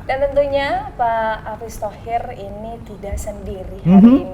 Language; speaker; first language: Indonesian; native; Indonesian